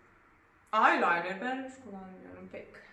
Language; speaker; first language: Turkish; non-native, learner; Serbian